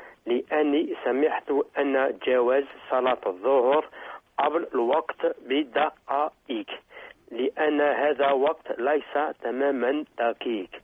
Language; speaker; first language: Arabic; non-native, learner; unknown